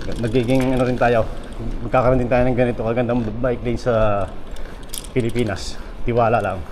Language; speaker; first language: Filipino; native; Filipino